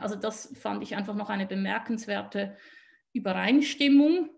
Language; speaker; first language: German; native; German